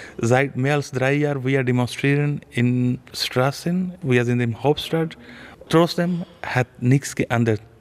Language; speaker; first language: German; non-native, fluent; Urdu